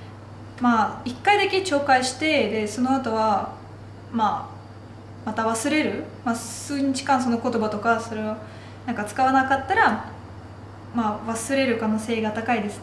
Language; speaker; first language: Japanese; non-native, fluent; Russian